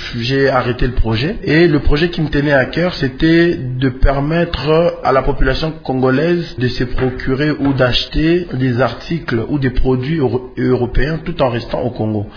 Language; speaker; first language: French; non-native, local second language; Lingala